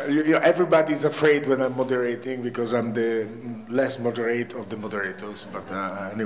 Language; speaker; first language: English; non-native, fluent; Italian